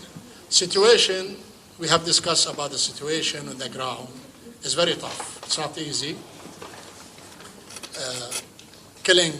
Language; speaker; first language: English; non-native, fluent; Arabic